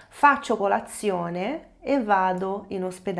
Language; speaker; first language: Italian; non-native, fluent; Portuguese